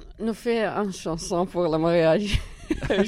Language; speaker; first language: French; non-native, learner; Arabic